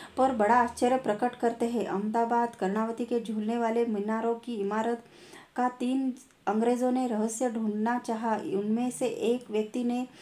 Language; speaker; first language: Hindi; non-native, local second language; Marathi